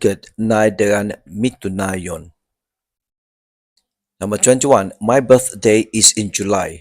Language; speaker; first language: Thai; non-native, learner; English